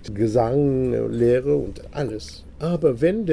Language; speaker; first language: German; non-native, fluent; English